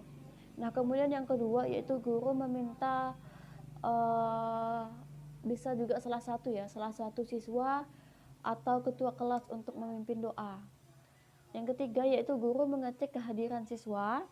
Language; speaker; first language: Indonesian; native; Indonesian